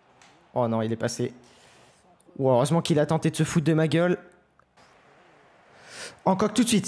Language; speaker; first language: French; native; French